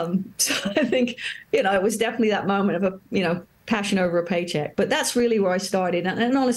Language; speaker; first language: English; native; English